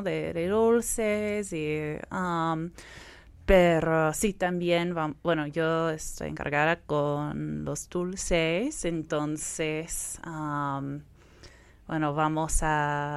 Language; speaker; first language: Spanish; non-native, fluent; English